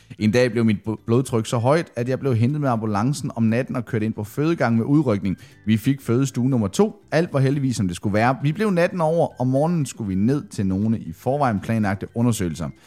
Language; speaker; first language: Danish; native; Danish